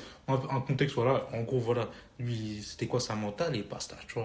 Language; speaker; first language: French; native; French